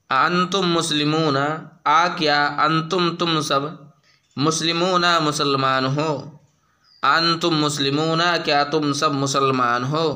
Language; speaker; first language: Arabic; non-native, fluent; Urdu